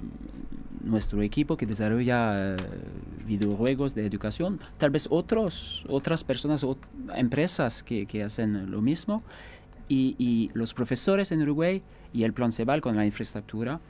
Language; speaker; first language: Spanish; non-native, fluent; French